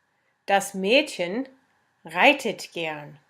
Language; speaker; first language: German; non-native, fluent; English